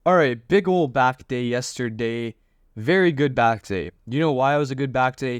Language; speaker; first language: English; native; English